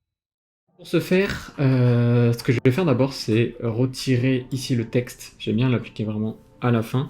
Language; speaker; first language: French; native; French